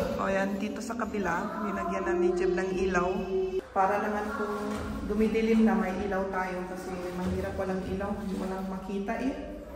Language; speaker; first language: Filipino; native; Filipino